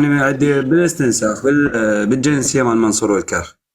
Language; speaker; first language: Arabic; native; Arabic